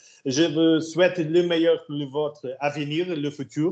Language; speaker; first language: French; non-native, learner; Portuguese